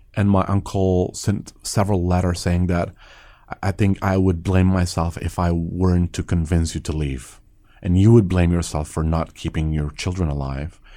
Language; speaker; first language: English; early bilingual, other home language; Persian